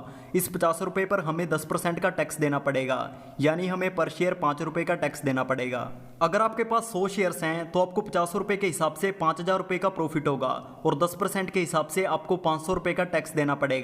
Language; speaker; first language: Hindi; native; Hindi